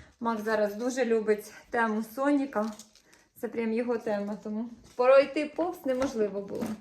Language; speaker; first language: Ukrainian; native; Ukrainian